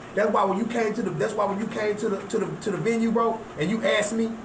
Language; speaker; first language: English; native; English